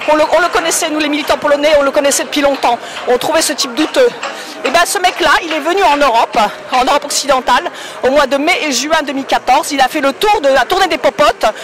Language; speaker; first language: French; non-native, fluent; Polish